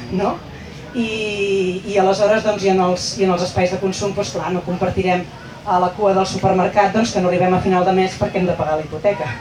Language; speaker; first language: Catalan; native; Catalan